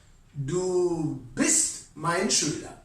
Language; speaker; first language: German; non-native, fluent; Sinhala